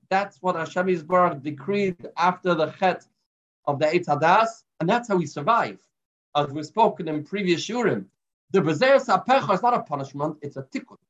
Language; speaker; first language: English; native; English